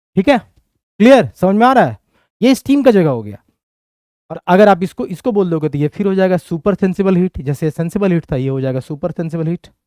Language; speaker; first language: Hindi; native; Hindi